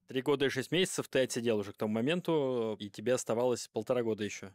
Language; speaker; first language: Russian; native; Russian